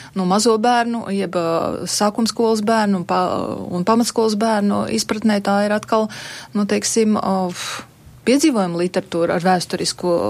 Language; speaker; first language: Latvian; native; Latvian